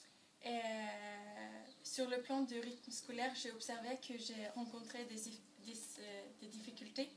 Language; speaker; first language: French; non-native, learner; Norwegian